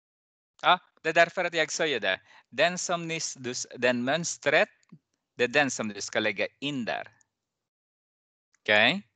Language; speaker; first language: Swedish; non-native, fluent; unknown